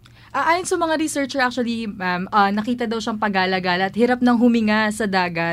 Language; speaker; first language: Filipino; native; Filipino